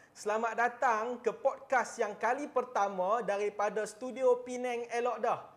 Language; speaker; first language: Malay; native; Malay